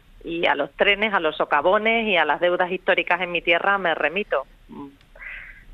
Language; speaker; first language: Spanish; native; Spanish